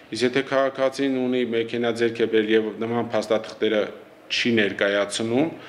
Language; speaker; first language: Armenian; native; Armenian